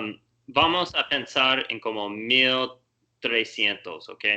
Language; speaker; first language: Spanish; non-native, learner; English